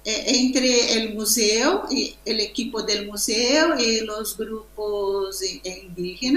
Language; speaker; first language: Spanish; non-native, learner; Portuguese